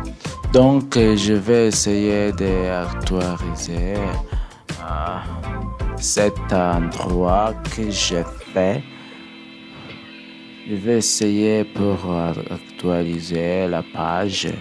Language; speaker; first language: French; non-native, learner; English